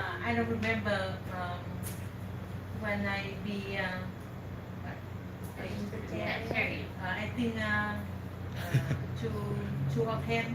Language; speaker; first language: English; non-native, learner; Vietnamese